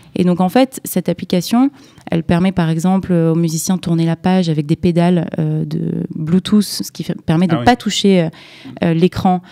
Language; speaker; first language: French; native; French